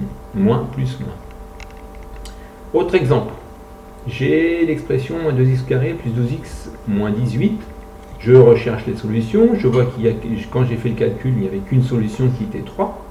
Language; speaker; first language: French; native; French